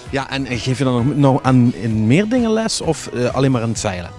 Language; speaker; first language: Dutch; native; Dutch